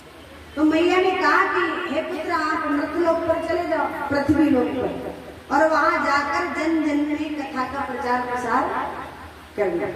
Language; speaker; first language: Hindi; native; Hindi